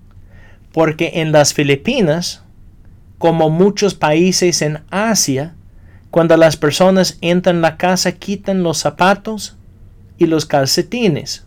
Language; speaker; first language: Spanish; non-native, fluent; English